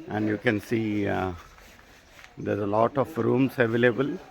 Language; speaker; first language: English; non-native, local second language; Telugu